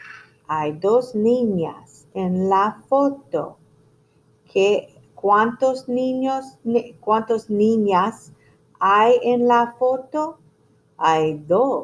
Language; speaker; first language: Spanish; non-native, fluent; English